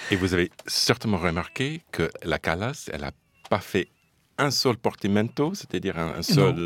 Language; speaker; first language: French; non-native, fluent; English